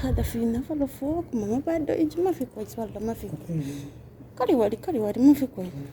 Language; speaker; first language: Arabic; non-native, learner; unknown